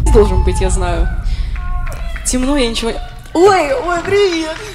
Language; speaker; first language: Russian; native; Russian